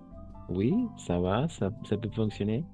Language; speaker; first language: French; non-native, fluent; Spanish